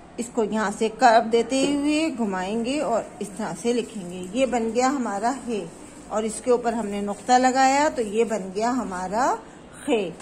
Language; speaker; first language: Hindi; native; Hindi